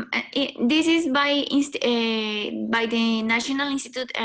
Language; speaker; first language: English; non-native, learner; Spanish